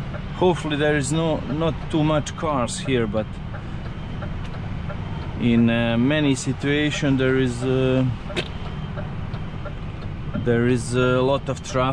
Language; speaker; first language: English; non-native, learner; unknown